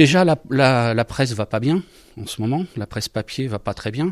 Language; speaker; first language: French; native; French